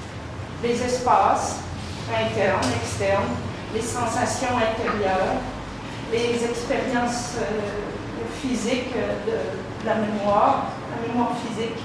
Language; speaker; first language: French; native; French